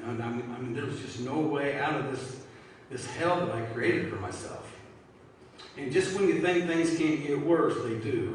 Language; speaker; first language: English; native; English